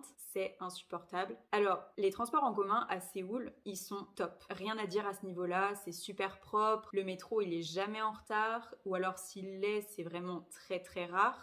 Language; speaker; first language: French; native; French